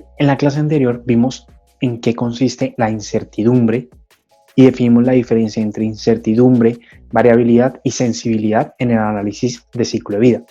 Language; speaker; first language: Spanish; native; Spanish